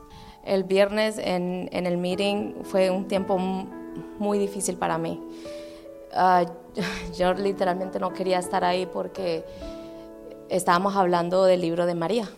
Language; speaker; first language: Spanish; native; Spanish